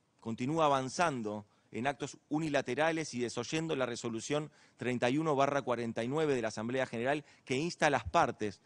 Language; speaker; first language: Spanish; native; Spanish